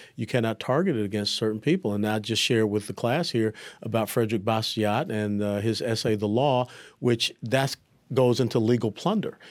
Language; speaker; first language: English; native; English